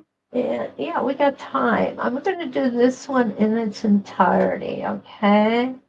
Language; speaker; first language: English; native; English